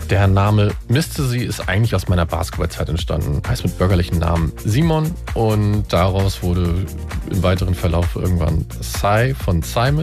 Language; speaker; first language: German; native; German